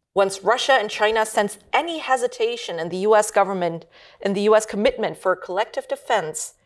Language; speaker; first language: English; early bilingual, heritage; German